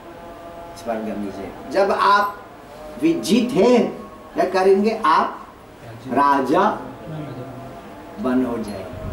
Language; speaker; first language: Hindi; non-native, learner; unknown